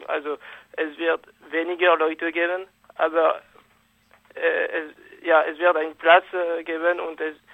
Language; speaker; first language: German; non-native, fluent; French